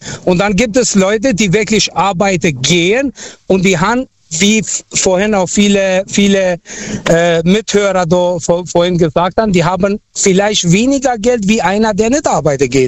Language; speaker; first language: German; non-native, local second language; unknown